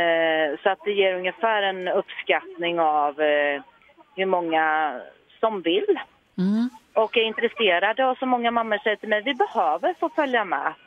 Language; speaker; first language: Swedish; native; Swedish